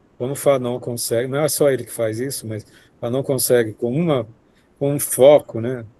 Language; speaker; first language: Portuguese; native; Portuguese